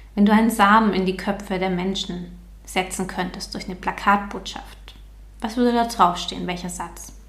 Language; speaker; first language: German; native; German